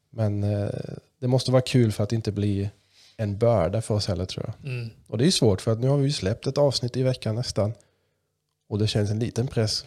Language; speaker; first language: Swedish; non-native, local second language; German